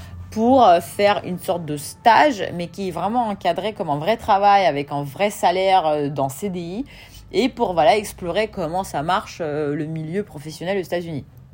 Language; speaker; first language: French; non-native, fluent; Russian